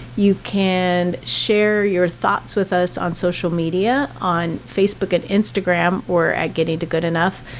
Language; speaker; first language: English; native; English